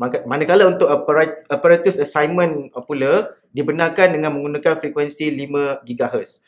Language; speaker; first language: Malay; native; Malay